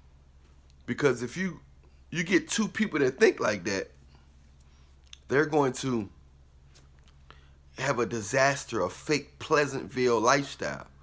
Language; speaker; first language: English; native; English